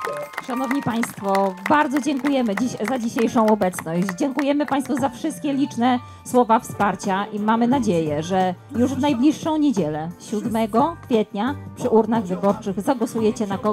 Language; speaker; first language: Polish; native; Polish